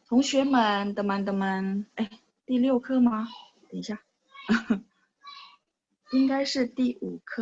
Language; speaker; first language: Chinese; non-native, fluent; Indonesian